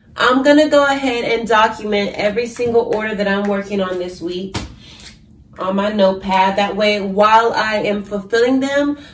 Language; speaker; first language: English; native; English